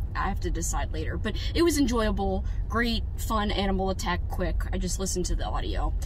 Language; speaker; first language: English; native; English